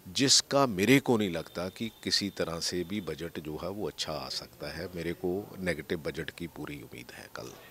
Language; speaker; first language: Hindi; non-native, local second language; Punjabi